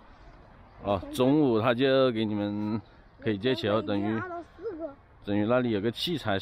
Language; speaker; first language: Chinese; native; Chinese